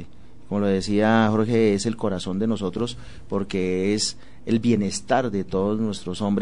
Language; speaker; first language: Spanish; native; Spanish